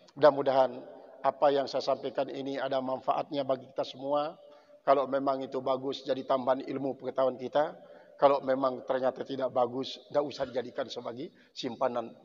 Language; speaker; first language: Indonesian; non-native, local second language; Sasak